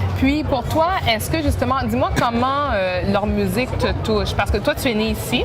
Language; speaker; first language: French; native; French